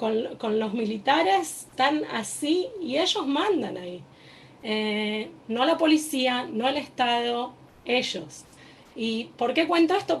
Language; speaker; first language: Spanish; non-native, fluent; Hebrew